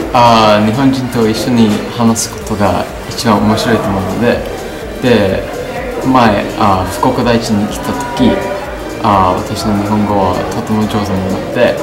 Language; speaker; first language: Japanese; non-native, learner; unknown